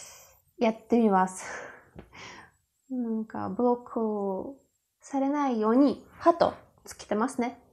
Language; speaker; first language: Japanese; non-native, learner; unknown